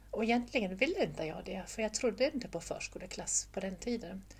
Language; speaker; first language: Swedish; non-native, fluent; German